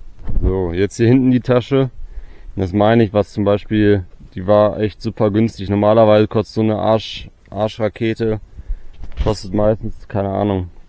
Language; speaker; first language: German; native; German